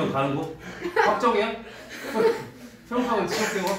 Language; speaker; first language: Korean; native; Korean